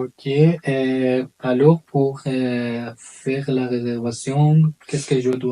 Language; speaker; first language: French; non-native, learner; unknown